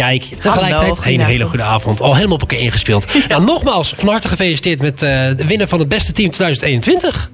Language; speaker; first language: Dutch; native; Dutch